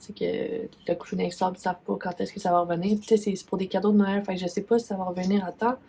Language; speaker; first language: French; native; French